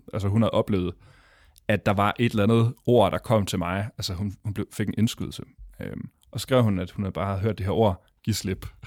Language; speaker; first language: Danish; native; Danish